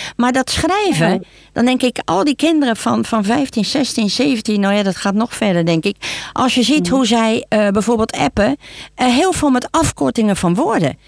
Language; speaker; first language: Dutch; native; Dutch